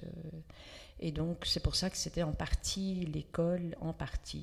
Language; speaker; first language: French; native; French